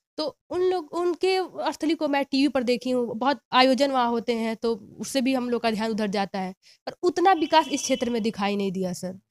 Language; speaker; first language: Hindi; native; Hindi